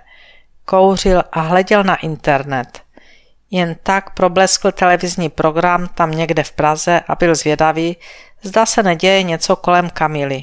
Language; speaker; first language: Czech; native; Czech